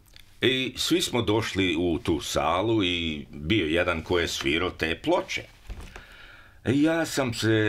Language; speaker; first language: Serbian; early bilingual, heritage; English